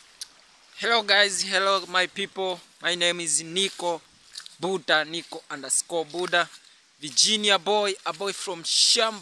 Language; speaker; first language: English; non-native, learner; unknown